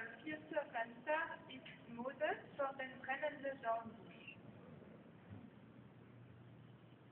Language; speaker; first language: German; non-native, fluent; French